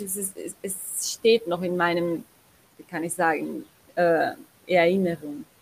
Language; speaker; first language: German; non-native, learner; Portuguese